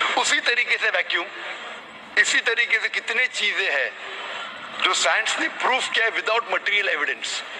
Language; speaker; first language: Hindi; non-native, local second language; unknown